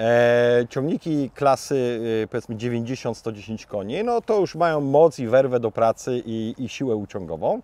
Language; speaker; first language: Polish; native; Polish